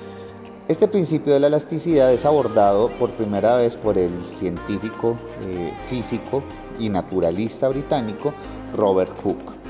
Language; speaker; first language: Spanish; native; Spanish